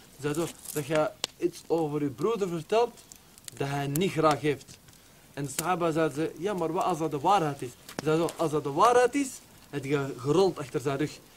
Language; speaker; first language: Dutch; early bilingual, other home language; Arabic